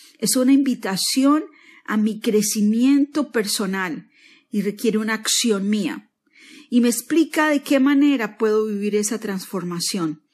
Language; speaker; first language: Spanish; native; Spanish